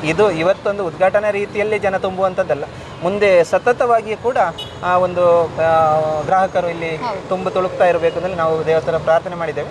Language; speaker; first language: Kannada; non-native, local second language; Malayalam